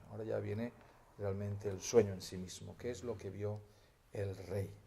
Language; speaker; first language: Spanish; native; Spanish